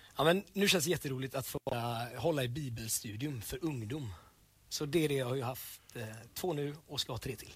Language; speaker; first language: Swedish; native; Swedish